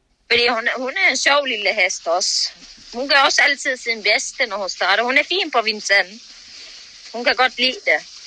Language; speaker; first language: Danish; non-native, fluent; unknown